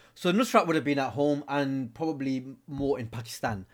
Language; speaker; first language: English; native; English